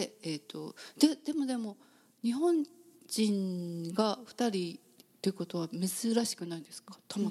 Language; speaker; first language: Japanese; native; Japanese